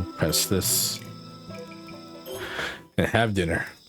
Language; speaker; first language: English; native; English